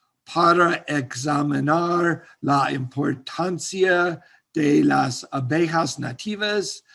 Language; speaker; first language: Spanish; non-native, learner; English